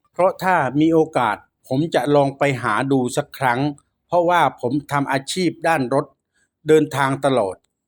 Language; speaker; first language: Thai; native; Thai